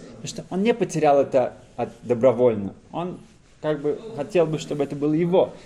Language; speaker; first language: Russian; early bilingual, heritage; Russian